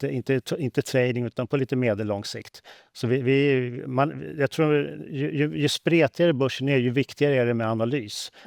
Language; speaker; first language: Swedish; native; Swedish